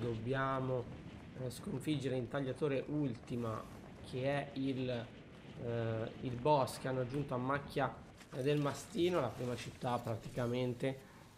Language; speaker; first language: Italian; native; Italian